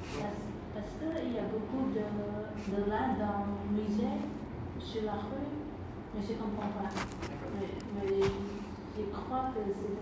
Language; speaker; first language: French; non-native, learner; Khmer